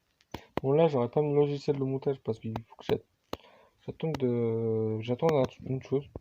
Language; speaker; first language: French; native; French